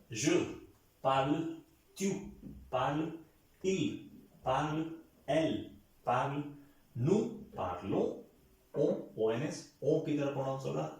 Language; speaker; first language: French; non-native, fluent; Hindi